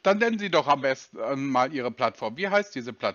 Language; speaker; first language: German; native; German